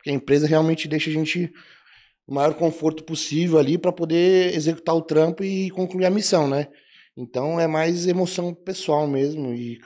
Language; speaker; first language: Portuguese; native; Portuguese